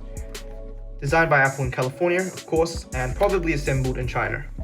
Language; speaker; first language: English; native; English